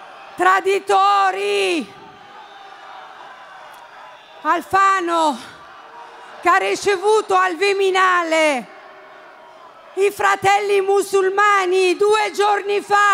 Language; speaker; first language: Italian; non-native, fluent; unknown